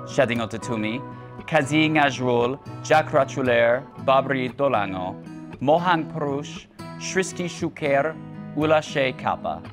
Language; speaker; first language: Bangla; non-native, learner; English